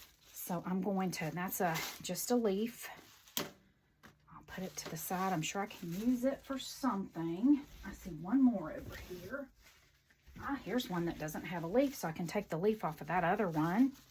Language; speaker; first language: English; native; English